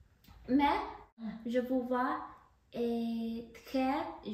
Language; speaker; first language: French; non-native, learner; Vietnamese